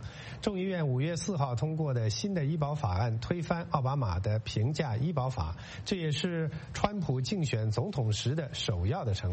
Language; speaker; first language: Chinese; native; Chinese